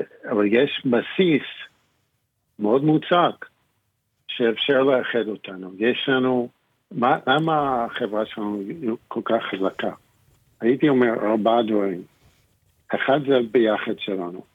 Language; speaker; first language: Hebrew; non-native, fluent; English